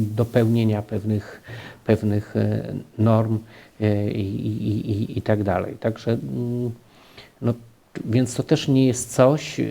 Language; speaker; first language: Polish; native; Polish